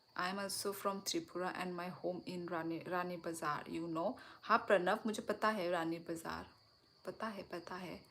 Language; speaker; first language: Hindi; non-native, local second language; Kok Borok